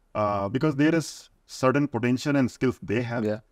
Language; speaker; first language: English; non-native, local second language; Hindi